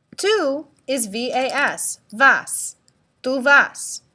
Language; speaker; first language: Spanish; non-native, fluent; English